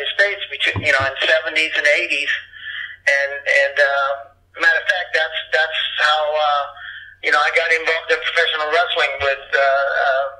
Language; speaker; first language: English; early bilingual, other home language; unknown